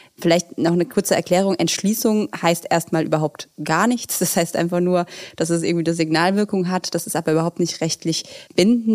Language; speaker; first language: German; native; German